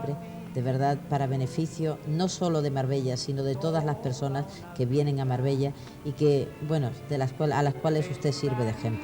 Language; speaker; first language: Spanish; native; Spanish